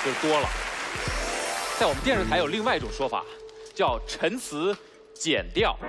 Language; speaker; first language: Chinese; native; Chinese